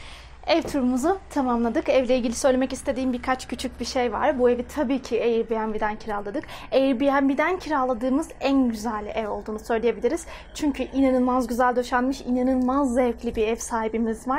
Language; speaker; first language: Turkish; native; Turkish